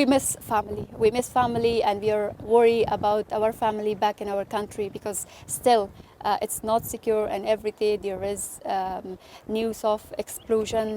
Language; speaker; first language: English; non-native, fluent; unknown